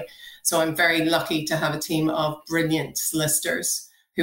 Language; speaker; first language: English; native; English